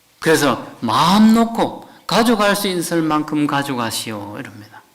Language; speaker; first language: Korean; native; Korean